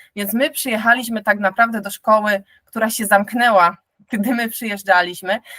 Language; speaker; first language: Polish; native; Polish